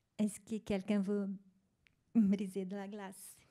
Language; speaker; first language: French; non-native, fluent; Spanish